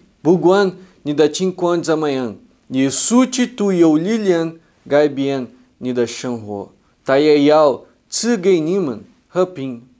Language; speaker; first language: Chinese; non-native, fluent; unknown